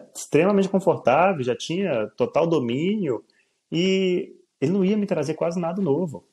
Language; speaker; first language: Portuguese; native; Portuguese